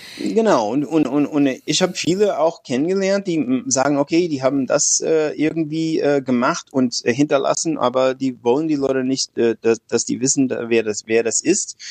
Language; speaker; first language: German; non-native, fluent; English